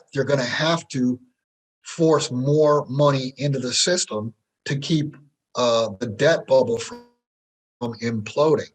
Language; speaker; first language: English; native; English